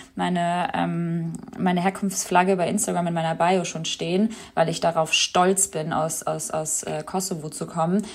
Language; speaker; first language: German; early bilingual, other home language; Albanian